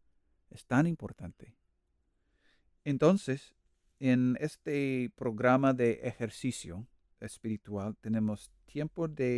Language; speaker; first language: Spanish; non-native, learner; English